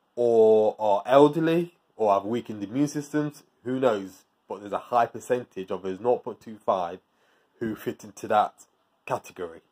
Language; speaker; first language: English; native; English